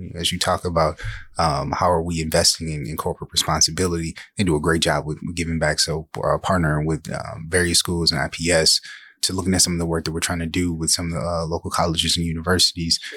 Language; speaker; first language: English; native; English